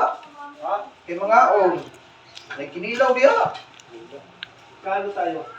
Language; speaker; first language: Filipino; non-native, local second language; Cebuano